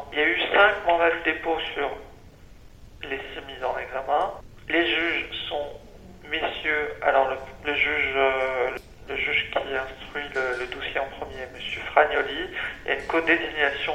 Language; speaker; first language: French; native; French